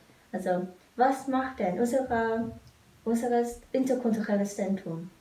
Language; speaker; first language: German; non-native, fluent; Vietnamese